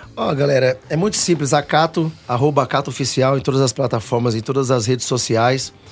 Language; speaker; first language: Portuguese; native; Portuguese